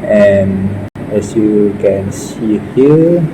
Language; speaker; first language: English; non-native, learner; Malay